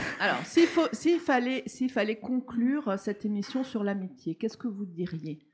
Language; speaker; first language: French; native; French